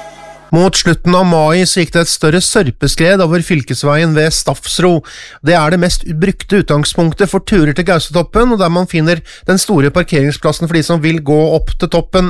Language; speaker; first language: Norwegian; native; Norwegian